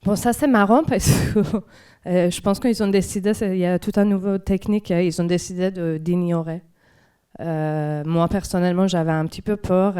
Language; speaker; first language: French; non-native, fluent; Persian